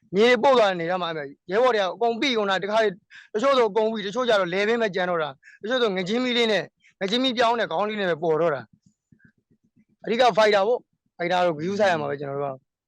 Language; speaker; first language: Burmese; native; Burmese